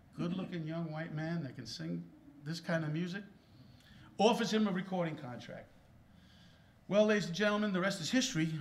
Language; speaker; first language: English; native; English